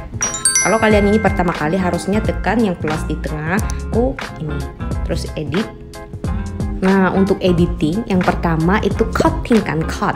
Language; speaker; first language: Indonesian; non-native, fluent; Korean